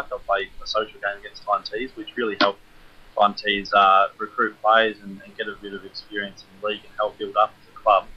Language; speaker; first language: English; native; English